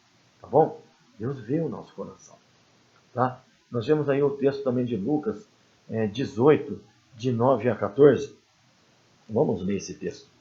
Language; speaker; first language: Portuguese; native; Portuguese